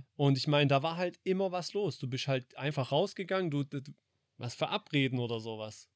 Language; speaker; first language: German; native; German